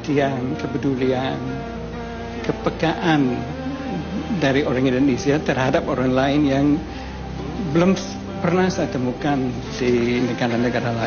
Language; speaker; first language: Indonesian; non-native, fluent; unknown